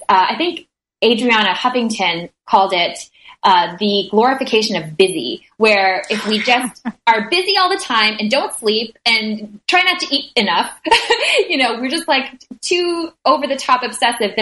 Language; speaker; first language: English; native; English